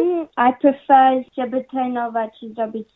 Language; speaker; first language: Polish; early bilingual, heritage; English